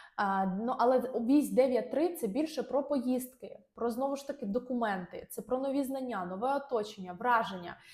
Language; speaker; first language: Ukrainian; non-native, local second language; Russian